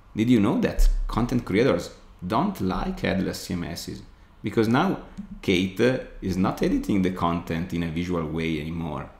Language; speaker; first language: English; non-native, fluent; Italian